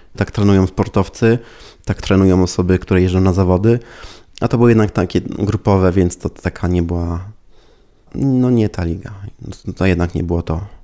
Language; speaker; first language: Polish; early bilingual, heritage; Polish